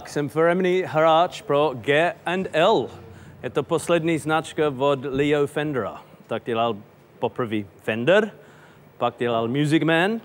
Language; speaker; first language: Czech; non-native, fluent; English